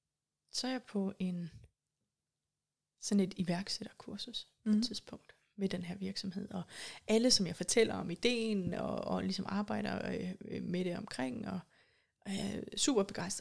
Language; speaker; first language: Danish; native; Danish